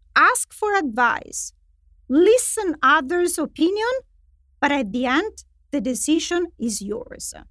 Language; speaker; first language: English; non-native, fluent; Italian